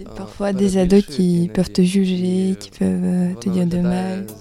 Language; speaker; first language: French; early bilingual, other home language; Ukrainian